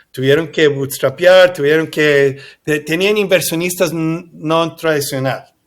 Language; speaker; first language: Spanish; early bilingual, heritage; English